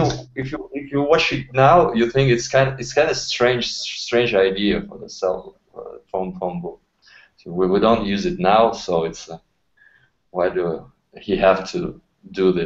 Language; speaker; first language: English; non-native, learner; Russian